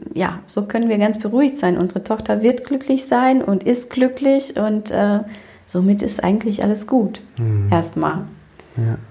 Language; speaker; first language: German; early bilingual, other home language; Romanian